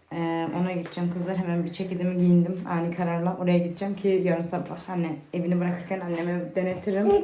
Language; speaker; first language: Turkish; early bilingual, heritage; Turkish